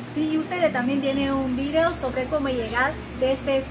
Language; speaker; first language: Spanish; non-native, learner; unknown